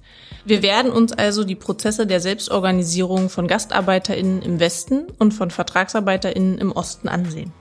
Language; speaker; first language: German; native; German